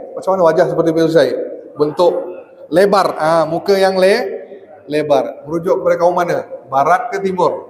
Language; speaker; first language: Malay; native; Malay